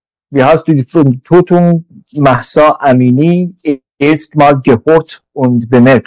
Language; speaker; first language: German; non-native, learner; Persian